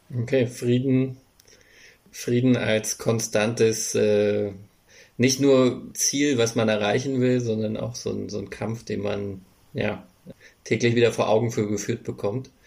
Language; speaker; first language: German; native; German